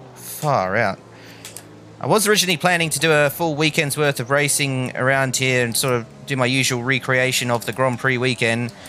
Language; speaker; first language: English; native; English